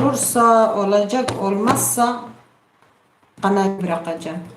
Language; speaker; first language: Turkish; non-native, local second language; Kurdish